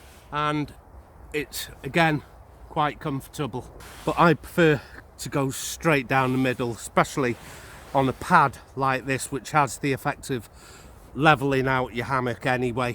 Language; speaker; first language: English; native; English